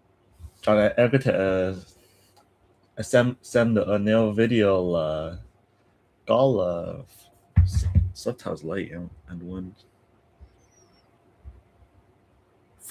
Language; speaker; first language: Vietnamese; non-native, learner; English